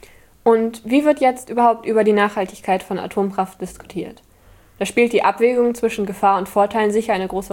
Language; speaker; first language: German; native; German